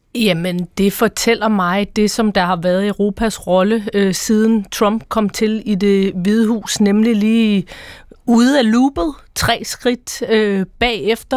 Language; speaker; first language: Danish; native; Danish